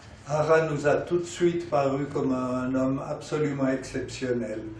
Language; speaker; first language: French; native; French